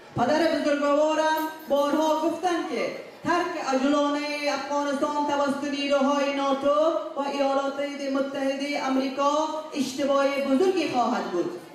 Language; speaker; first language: Persian; non-native, local second language; Uzbek